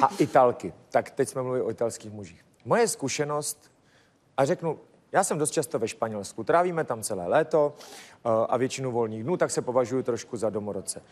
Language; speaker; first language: Czech; native; Czech